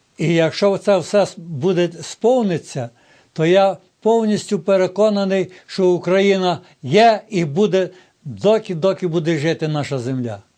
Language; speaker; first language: Ukrainian; native; Ukrainian